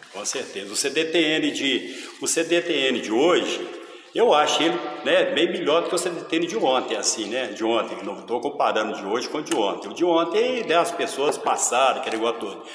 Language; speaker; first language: Portuguese; native; Portuguese